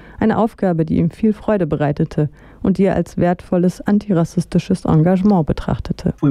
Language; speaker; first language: German; native; German